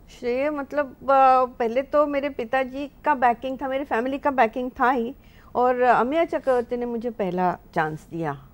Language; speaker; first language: Hindi; non-native, local second language; Marathi